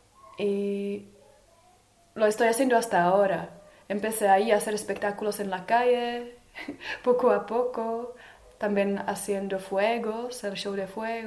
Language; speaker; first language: Spanish; non-native, fluent; Czech